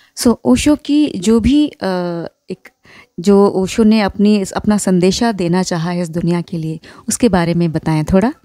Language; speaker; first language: Hindi; non-native, local second language; Marathi